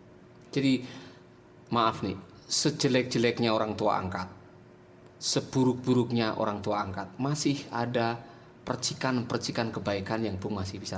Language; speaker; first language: Indonesian; native; Indonesian